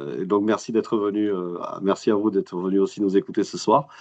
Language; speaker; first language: French; native; French